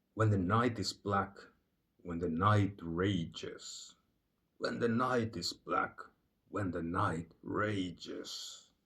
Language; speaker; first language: English; non-native, fluent; Finnish